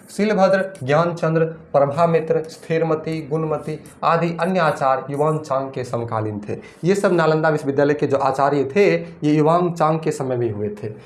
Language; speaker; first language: Hindi; native; Hindi